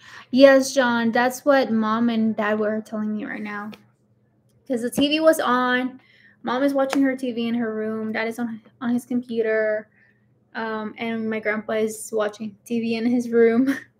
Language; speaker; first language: English; early bilingual, other home language; Spanish